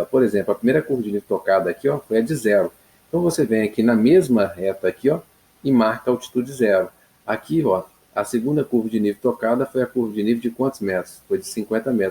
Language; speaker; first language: Portuguese; native; Portuguese